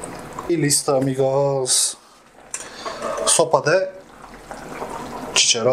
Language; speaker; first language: Spanish; non-native, learner; Turkish